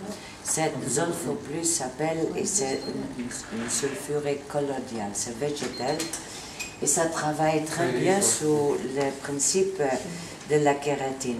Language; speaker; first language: French; non-native, learner; Italian